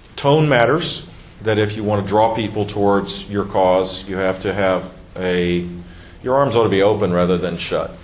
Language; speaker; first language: English; native; English